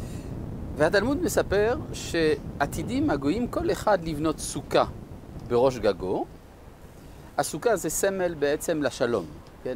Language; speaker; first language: Hebrew; non-native, fluent; French